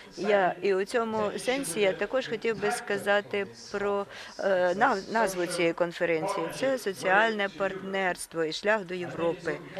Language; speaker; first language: Ukrainian; non-native, fluent; Swedish